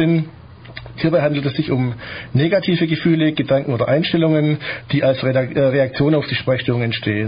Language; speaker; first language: German; native; German